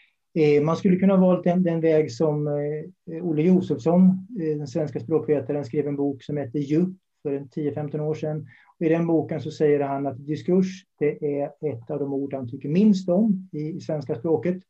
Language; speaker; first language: Swedish; native; Swedish